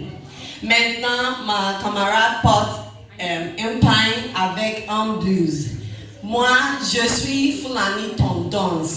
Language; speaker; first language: French; non-native, learner; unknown